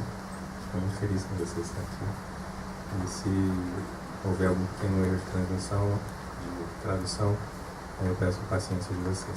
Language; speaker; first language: Portuguese; non-native, fluent; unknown